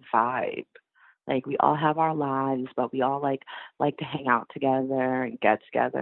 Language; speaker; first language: English; native; English